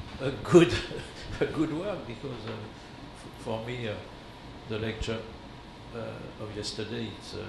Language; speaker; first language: English; non-native, learner; French